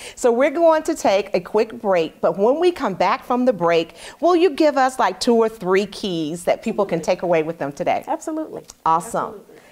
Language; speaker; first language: English; native; English